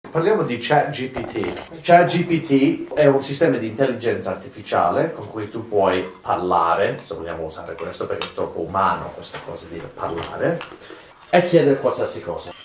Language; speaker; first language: Italian; non-native, fluent; English